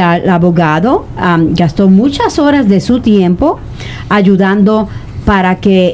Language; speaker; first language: Spanish; native; Spanish